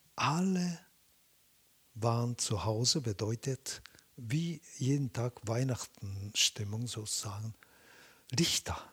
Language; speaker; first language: German; non-native, fluent; Japanese